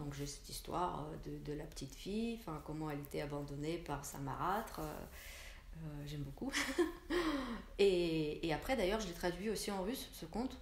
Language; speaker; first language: French; non-native, fluent; Russian